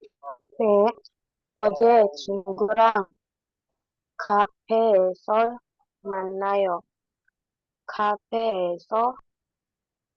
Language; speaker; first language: Korean; non-native, learner; Indonesian